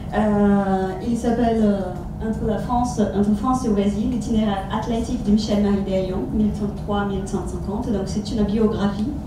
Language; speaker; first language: French; non-native, fluent; Portuguese